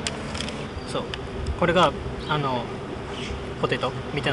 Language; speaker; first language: Japanese; native; Japanese